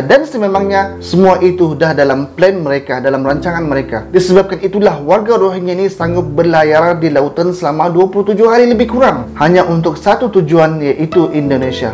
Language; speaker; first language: Malay; native; Malay